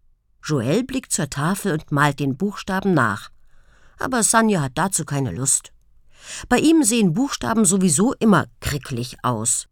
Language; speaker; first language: German; native; German